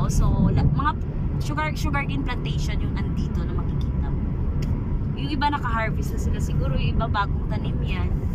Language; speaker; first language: Filipino; non-native, local second language; Hiligaynon